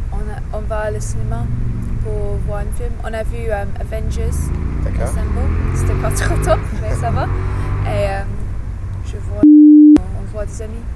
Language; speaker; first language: French; non-native, learner; English